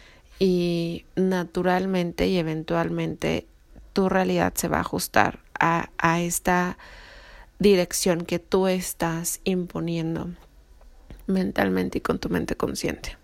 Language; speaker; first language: Spanish; native; Spanish